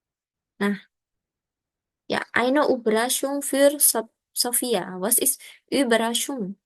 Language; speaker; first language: German; non-native, learner; Indonesian